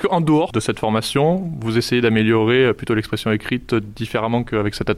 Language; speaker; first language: French; native; French